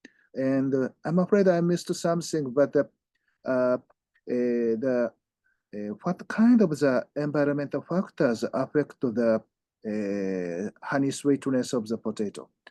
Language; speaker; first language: English; non-native, fluent; Japanese